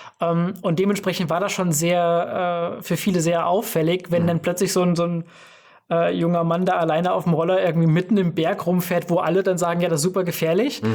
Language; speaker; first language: German; native; German